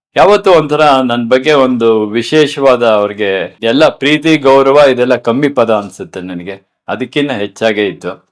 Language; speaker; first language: Kannada; native; Kannada